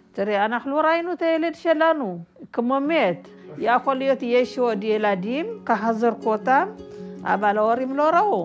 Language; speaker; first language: Hebrew; non-native, learner; Amharic